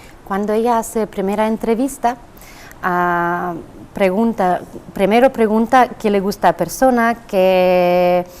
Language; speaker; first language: Spanish; non-native, fluent; Russian